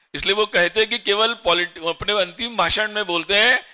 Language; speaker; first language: Hindi; non-native, local second language; Marathi